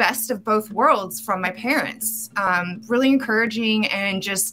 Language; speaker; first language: English; native; English